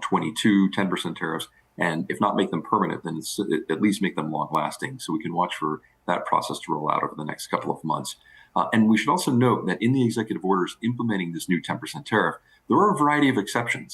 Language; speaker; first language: English; native; English